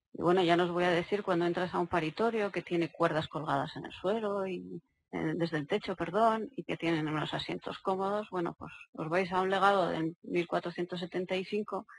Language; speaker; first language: Spanish; native; Spanish